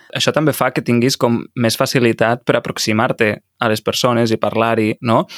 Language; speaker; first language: Catalan; native; Catalan